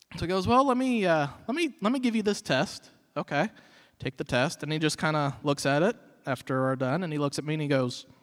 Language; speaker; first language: English; native; English